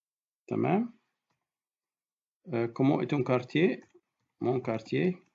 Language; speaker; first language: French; non-native, fluent; Arabic